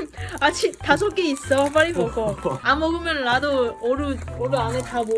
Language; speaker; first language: Korean; non-native, fluent; Cantonese